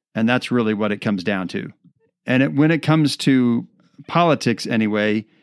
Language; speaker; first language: English; native; English